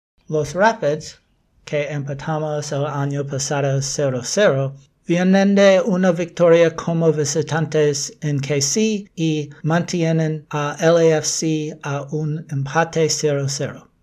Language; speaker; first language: Spanish; non-native, learner; English